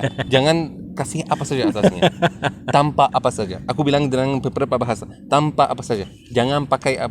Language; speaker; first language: Indonesian; non-native, learner; Arabic